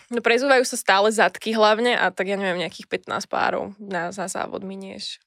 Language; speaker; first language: Slovak; native; Slovak